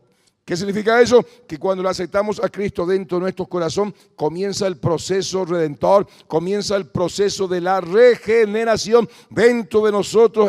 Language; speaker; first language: Spanish; native; Spanish